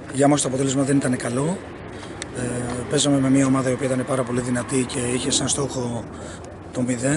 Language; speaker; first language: Greek; native; Greek